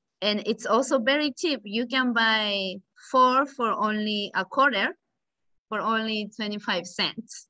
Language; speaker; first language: English; non-native, fluent; Spanish